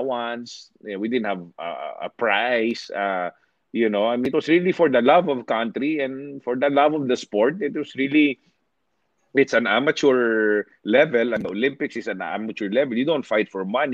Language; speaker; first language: English; non-native, local second language; Hiligaynon